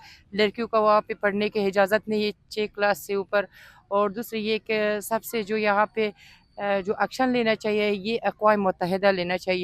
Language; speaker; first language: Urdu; non-native, fluent; Persian